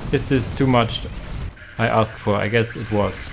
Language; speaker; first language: English; non-native, fluent; German